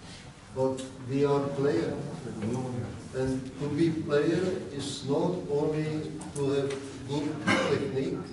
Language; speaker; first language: English; non-native, learner; Czech